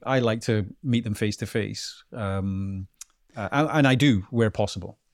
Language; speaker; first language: English; native; English